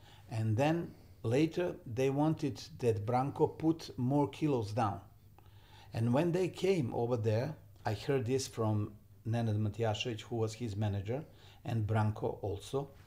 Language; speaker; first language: English; non-native, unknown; Serbian